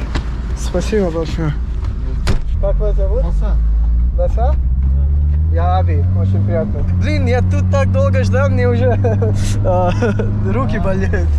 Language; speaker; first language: Russian; non-native, learner; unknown